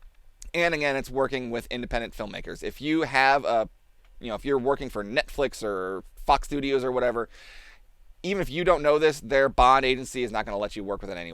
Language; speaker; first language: English; native; English